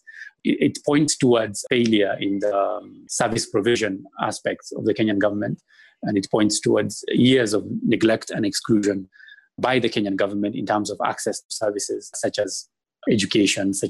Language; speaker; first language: English; non-native, local second language; Somali